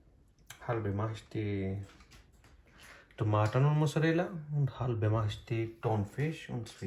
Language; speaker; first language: German; non-native, learner; Urdu